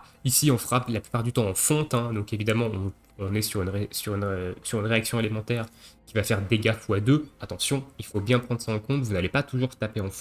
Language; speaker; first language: French; native; French